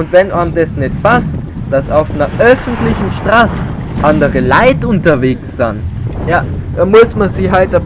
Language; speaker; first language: German; native; German